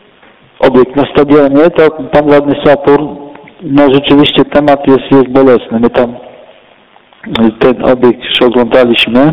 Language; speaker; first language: Polish; native; Polish